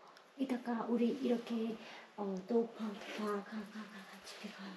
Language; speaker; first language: Korean; non-native, learner; Hmong